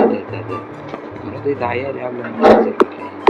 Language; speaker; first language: Arabic; native; Arabic